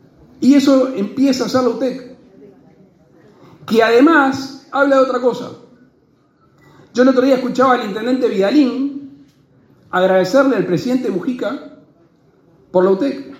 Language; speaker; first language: Spanish; native; Spanish